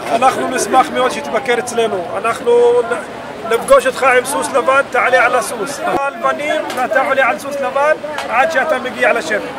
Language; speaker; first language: Hebrew; non-native, local second language; Arabic